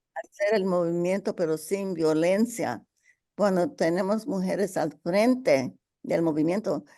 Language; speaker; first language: Spanish; early bilingual, heritage; Spanish